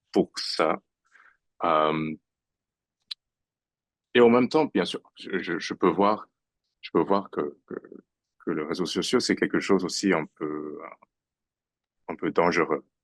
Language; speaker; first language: French; non-native, fluent; English